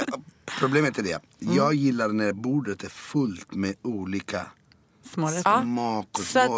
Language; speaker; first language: Swedish; non-native, fluent; Italian